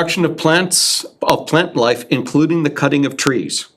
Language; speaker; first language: English; native; English